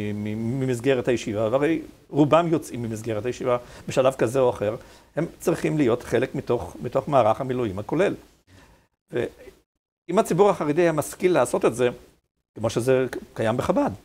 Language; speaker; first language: Hebrew; native; Hebrew